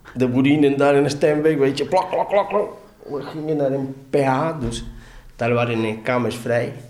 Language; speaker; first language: Dutch; non-native, learner; Spanish